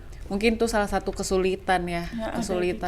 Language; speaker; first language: Indonesian; native; Indonesian